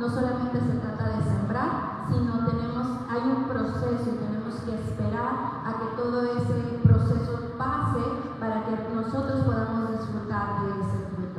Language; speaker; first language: Spanish; native; Spanish